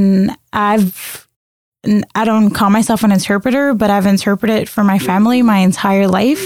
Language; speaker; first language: English; early bilingual, other home language; Spanish